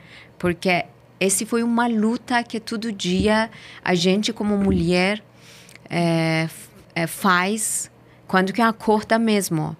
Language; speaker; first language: Portuguese; non-native, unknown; Persian